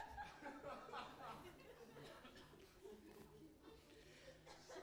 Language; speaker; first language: English; native; English